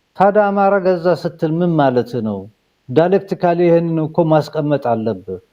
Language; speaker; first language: Amharic; non-native, local second language; Somali